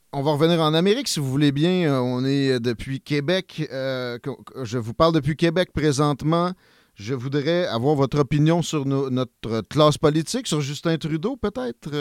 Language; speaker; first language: French; native; French